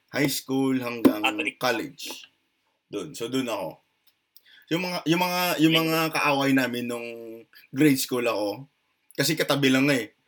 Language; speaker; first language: Filipino; non-native, local second language; Hiligaynon